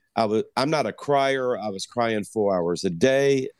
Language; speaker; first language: English; native; English